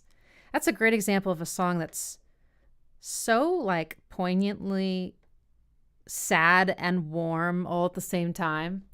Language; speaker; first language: English; native; English